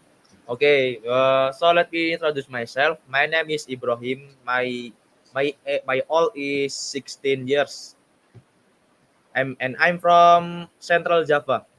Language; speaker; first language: English; non-native, learner; Indonesian